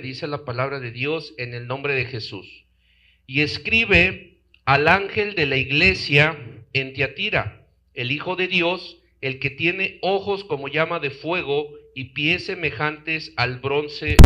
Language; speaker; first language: Spanish; native; Spanish